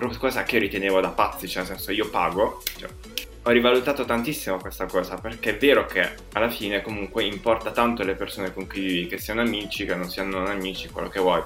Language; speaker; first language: Italian; native; Italian